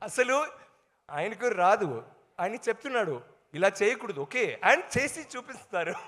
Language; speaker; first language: Telugu; non-native, learner; Tamil